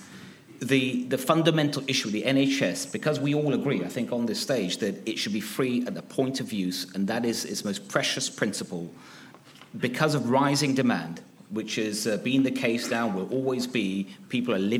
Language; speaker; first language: English; native; English